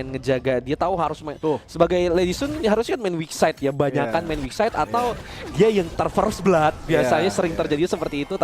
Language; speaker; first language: Indonesian; native; Indonesian